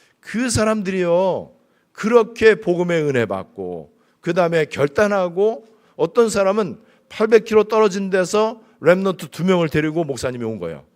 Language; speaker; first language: Korean; native; Korean